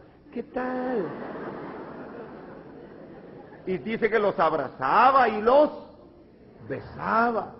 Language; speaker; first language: Spanish; native; Spanish